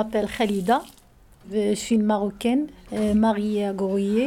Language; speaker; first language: French; non-native, learner; Arabic